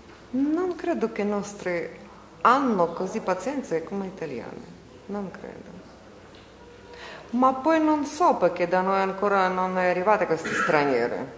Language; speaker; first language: Italian; non-native, learner; Ukrainian